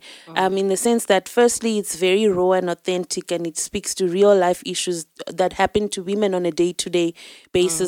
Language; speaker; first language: English; non-native, local second language; Shona